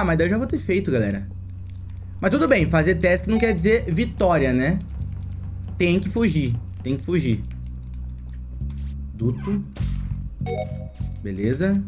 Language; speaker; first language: Portuguese; native; Portuguese